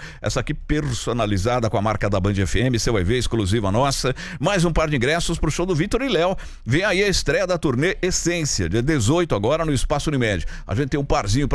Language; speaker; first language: Portuguese; native; Portuguese